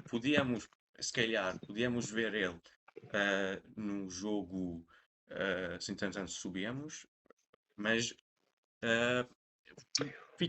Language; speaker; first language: Portuguese; non-native, fluent; Persian